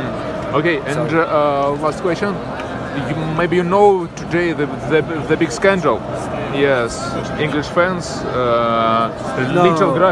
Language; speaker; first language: English; non-native, learner; Russian